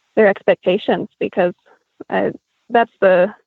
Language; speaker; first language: English; native; English